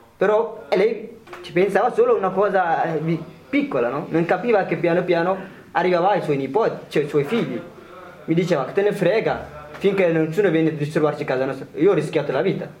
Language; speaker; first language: Italian; non-native, fluent; Tigrinya